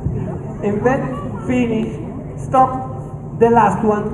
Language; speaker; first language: English; non-native, learner; Italian